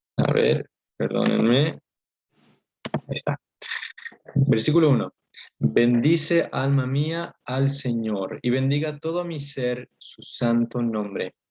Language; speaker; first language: Spanish; early bilingual, heritage; Spanish